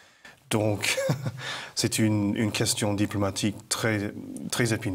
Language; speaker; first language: French; non-native, fluent; English